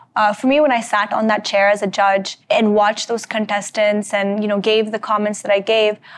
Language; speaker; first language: English; native; English